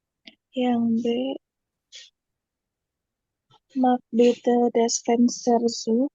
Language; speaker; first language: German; non-native, learner; Indonesian